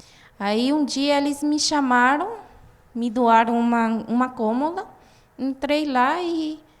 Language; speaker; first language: Portuguese; non-native, fluent; Guarani